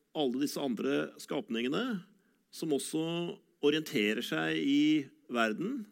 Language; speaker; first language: Norwegian; native; Norwegian